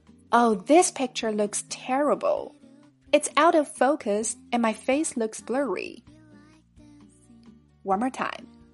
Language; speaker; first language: English; non-native, fluent; Chinese